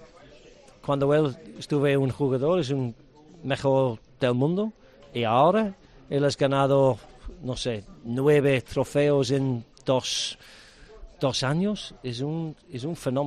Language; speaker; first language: Spanish; non-native, learner; English